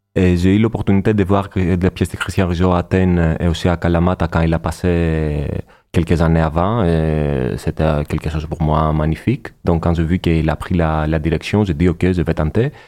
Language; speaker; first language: French; non-native, fluent; Greek